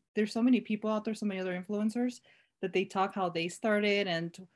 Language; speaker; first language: English; native; English